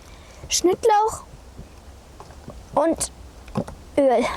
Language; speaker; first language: German; native; German